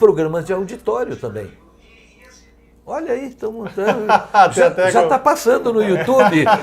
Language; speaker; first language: Portuguese; native; Portuguese